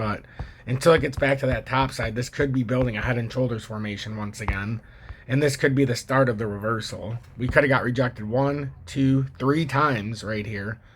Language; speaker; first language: English; native; English